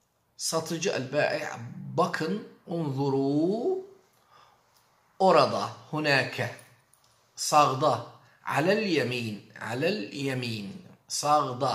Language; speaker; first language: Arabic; non-native, fluent; Turkish